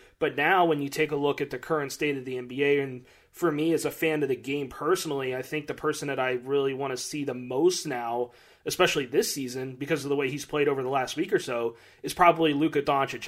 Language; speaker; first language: English; native; English